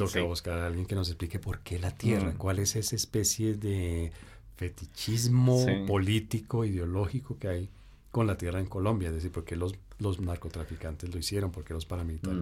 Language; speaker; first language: Spanish; native; Spanish